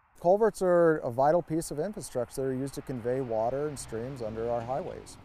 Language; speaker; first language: English; native; English